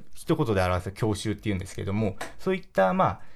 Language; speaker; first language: Japanese; native; Japanese